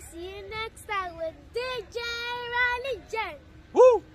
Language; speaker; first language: English; non-native, fluent; Swedish